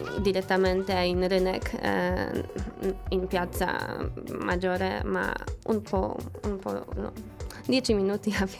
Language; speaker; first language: Italian; non-native, fluent; Polish